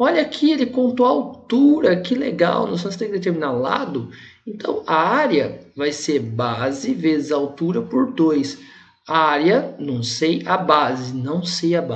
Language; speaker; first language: Portuguese; native; Portuguese